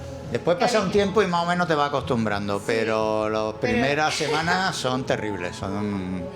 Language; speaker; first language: Spanish; native; Spanish